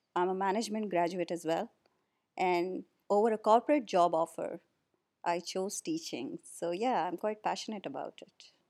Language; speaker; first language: English; non-native, local second language; Hindi